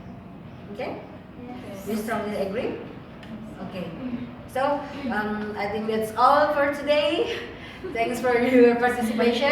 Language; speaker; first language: English; non-native, learner; Indonesian